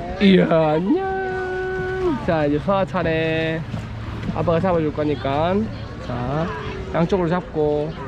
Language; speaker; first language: Korean; native; Korean